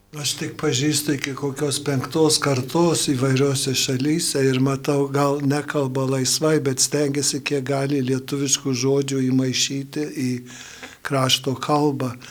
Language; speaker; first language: Lithuanian; early bilingual, heritage; Lithuanian